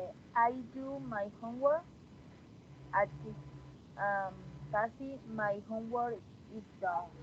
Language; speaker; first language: English; non-native, learner; Spanish